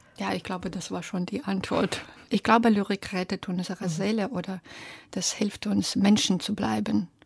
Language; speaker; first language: German; non-native, fluent; Belarusian